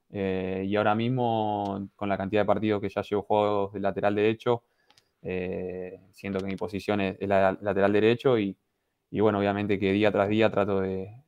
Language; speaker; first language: Spanish; native; Spanish